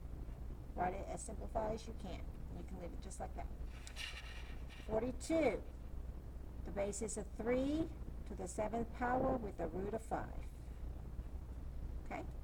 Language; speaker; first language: English; native; English